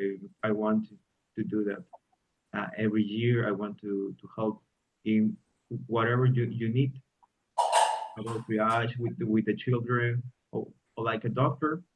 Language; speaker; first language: English; non-native, learner; Spanish